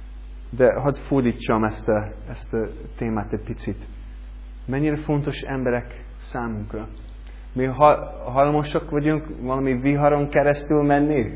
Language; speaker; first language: Hungarian; non-native, learner; English